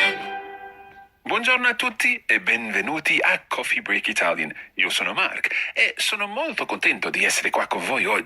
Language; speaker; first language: Italian; non-native, fluent; English